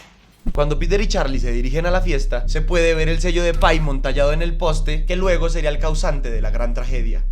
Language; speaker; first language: Spanish; native; Spanish